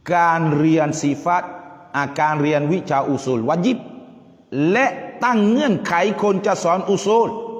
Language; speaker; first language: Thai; native; Thai